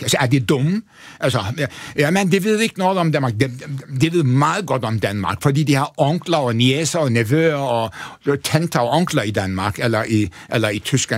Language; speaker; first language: Danish; non-native, fluent; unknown